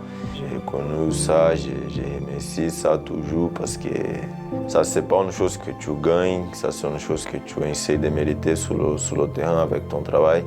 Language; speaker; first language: French; non-native, fluent; Portuguese